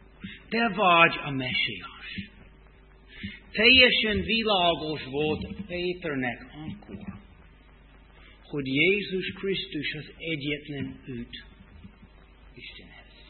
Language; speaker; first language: Hungarian; non-native, fluent; English